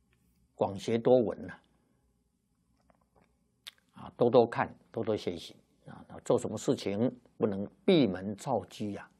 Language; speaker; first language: Chinese; native; Chinese